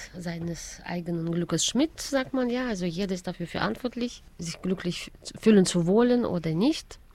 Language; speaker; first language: German; native; German